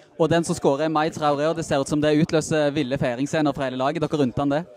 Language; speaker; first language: Norwegian; native; Norwegian